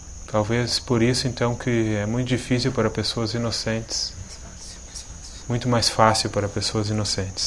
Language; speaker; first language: Portuguese; native; Portuguese